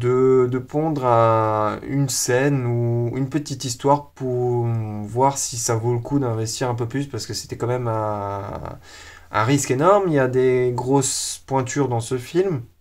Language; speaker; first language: French; native; French